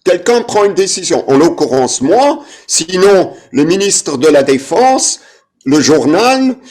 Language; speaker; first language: French; non-native, fluent; German